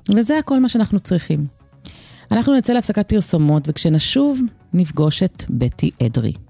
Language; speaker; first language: Hebrew; native; Hebrew